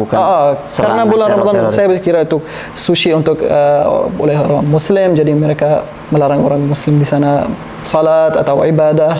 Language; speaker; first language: Indonesian; non-native, learner; Arabic